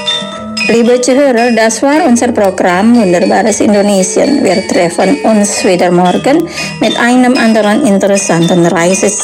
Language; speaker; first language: German; non-native, learner; Indonesian